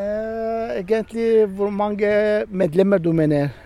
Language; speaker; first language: Norwegian; non-native, learner; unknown